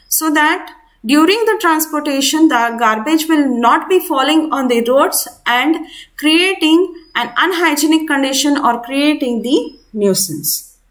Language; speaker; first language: English; non-native, local second language; Kannada